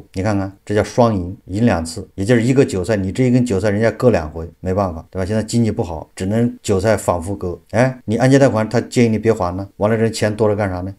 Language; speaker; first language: Chinese; native; Chinese